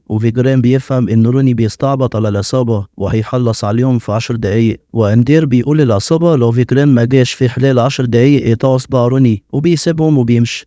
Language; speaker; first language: Arabic; native; Arabic